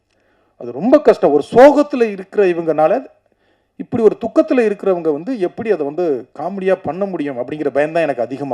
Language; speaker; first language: Tamil; native; Tamil